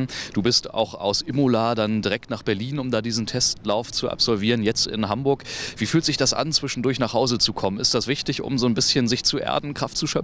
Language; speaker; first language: German; native; German